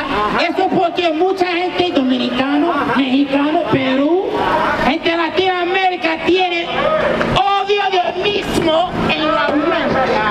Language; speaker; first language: Spanish; non-native, learner; English